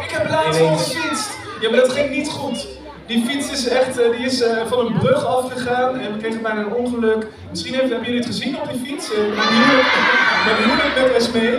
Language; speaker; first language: Dutch; native; Dutch